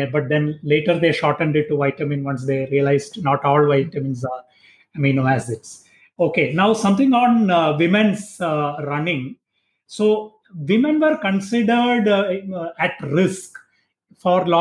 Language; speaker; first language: English; non-native, local second language; Malayalam